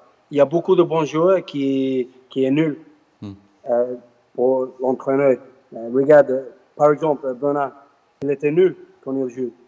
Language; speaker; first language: French; non-native, learner; English